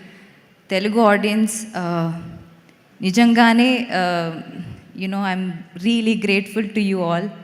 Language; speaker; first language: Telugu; non-native, fluent; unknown